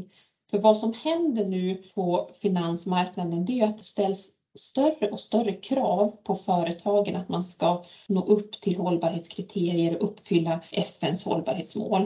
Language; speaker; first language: Swedish; native; Swedish